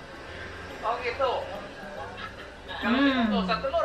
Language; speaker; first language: Indonesian; native; Indonesian